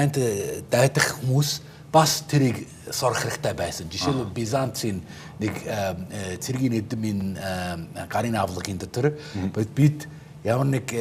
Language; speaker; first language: Mongolian; non-native, fluent; English